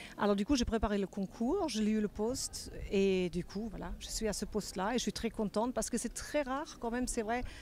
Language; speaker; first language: French; non-native, fluent; German